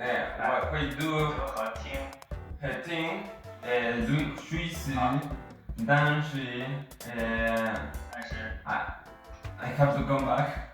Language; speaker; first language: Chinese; non-native, learner; Spanish